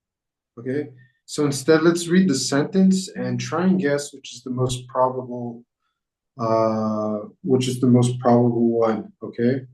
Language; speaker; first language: English; non-native, fluent; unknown